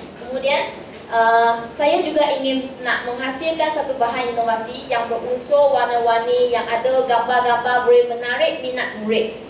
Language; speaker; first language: Malay; non-native, local second language; Chinese